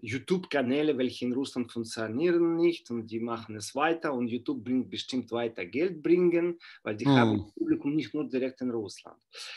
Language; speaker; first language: German; non-native, fluent; Russian